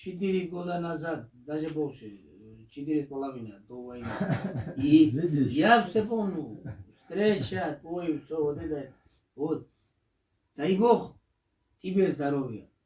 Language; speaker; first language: Russian; non-native, fluent; Georgian